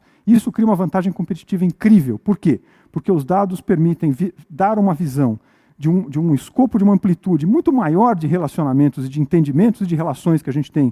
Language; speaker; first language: Portuguese; native; Portuguese